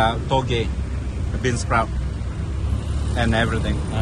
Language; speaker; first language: English; non-native, fluent; Indonesian